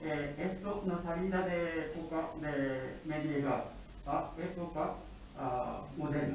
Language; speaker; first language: Spanish; non-native, learner; Japanese